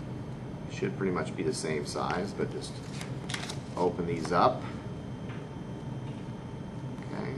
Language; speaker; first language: English; native; English